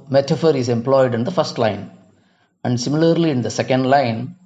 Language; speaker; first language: English; non-native, local second language; Tamil